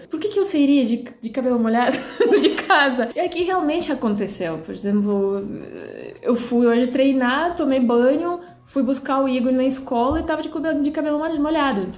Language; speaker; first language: Portuguese; non-native, fluent; Russian